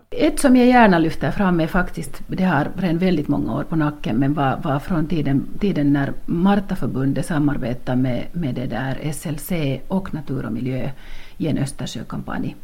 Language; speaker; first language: Swedish; native; Swedish